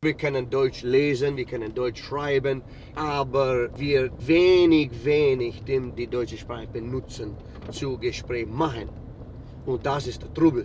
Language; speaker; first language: German; early bilingual, heritage; English